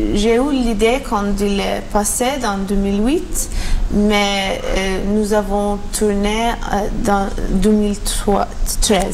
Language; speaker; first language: French; non-native, learner; Maltese